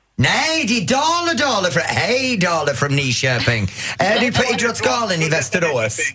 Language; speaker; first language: Swedish; non-native, fluent; English